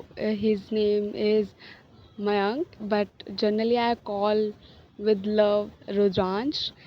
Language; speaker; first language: English; non-native, learner; Hindi